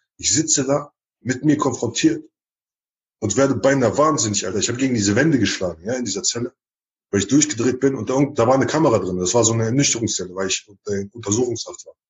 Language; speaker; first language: German; early bilingual, other home language; Chechen